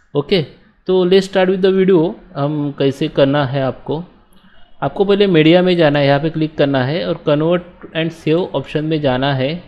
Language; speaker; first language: Hindi; native; Hindi